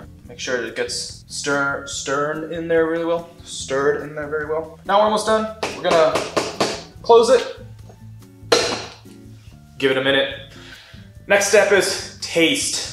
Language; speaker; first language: English; native; English